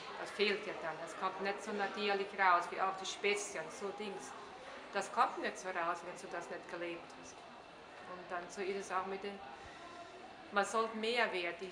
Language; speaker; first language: German; early bilingual, heritage; German